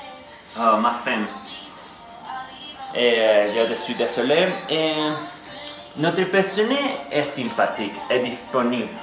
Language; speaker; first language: French; non-native, learner; Spanish